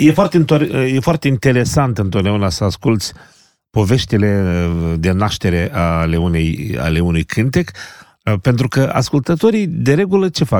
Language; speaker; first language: Romanian; native; Romanian